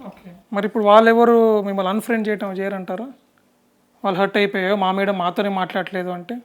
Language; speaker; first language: Telugu; native; Telugu